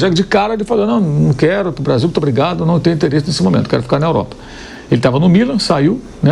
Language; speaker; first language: Portuguese; native; Portuguese